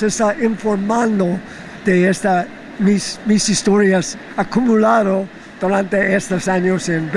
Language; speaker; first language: Spanish; non-native, fluent; English